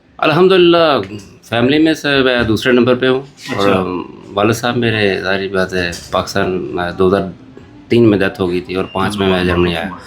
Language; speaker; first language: Urdu; non-native, local second language; Punjabi